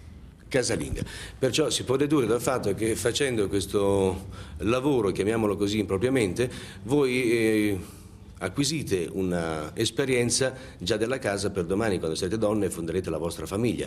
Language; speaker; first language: Italian; native; Italian